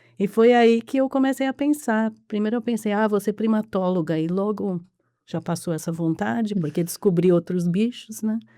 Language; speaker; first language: Portuguese; early bilingual, other home language; English